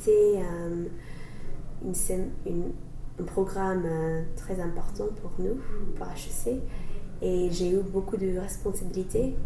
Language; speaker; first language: French; non-native, fluent; English